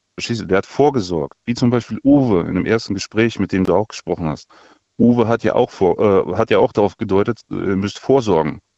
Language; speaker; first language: German; non-native, fluent; Russian